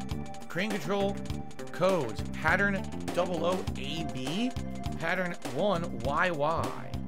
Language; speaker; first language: English; native; English